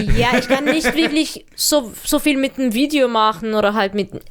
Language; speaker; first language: German; early bilingual, other home language; Arabic